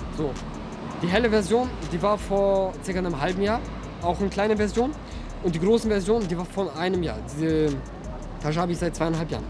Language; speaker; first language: German; early bilingual, other home language; Russian